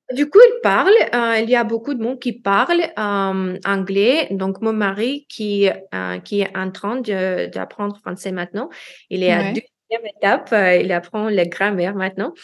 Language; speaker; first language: French; non-native, learner; Russian